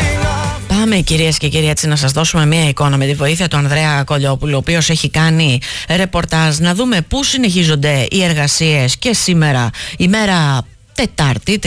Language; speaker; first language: Greek; native; Greek